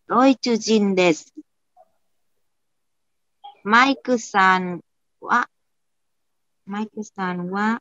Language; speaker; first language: Japanese; non-native, learner; Vietnamese